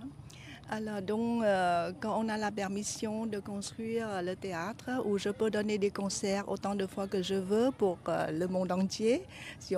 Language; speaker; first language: French; non-native, fluent; Vietnamese